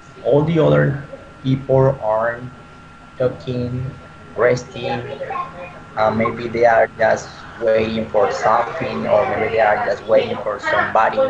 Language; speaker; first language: English; non-native, learner; Spanish